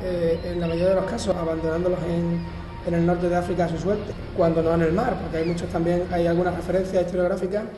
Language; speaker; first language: Spanish; native; Spanish